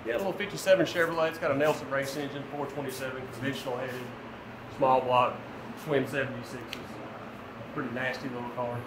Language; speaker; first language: English; native; English